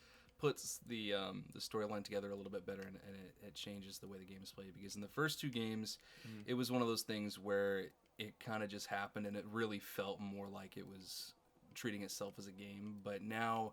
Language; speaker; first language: English; native; English